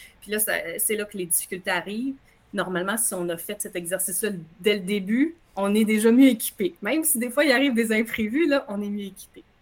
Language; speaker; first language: French; native; French